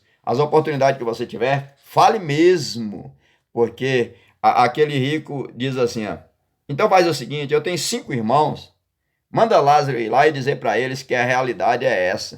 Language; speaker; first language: Portuguese; native; Portuguese